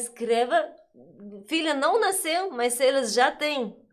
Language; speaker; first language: Portuguese; non-native, learner; Russian